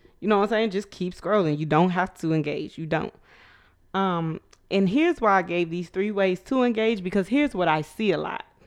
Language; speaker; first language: English; native; English